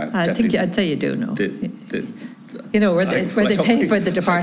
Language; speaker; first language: English; native; English